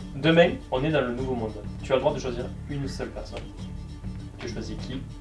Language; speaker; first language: French; native; French